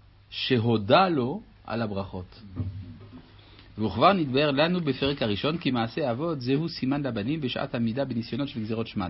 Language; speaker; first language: Hebrew; native; Hebrew